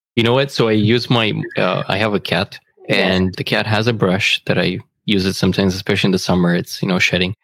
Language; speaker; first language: English; non-native, fluent; Romanian